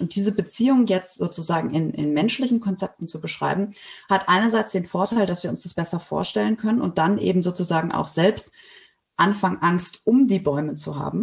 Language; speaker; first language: German; native; German